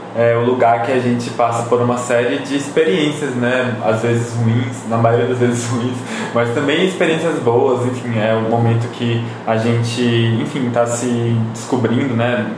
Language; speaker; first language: Portuguese; native; Portuguese